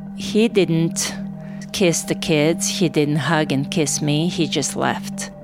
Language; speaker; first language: English; non-native, fluent; Serbian